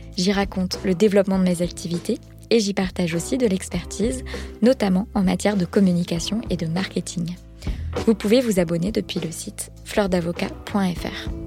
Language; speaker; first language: French; native; French